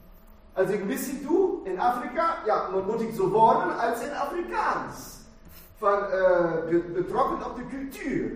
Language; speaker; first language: Dutch; non-native, fluent; German